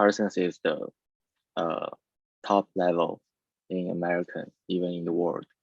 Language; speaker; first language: English; non-native, learner; Chinese